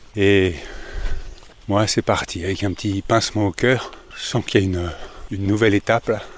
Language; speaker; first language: French; native; French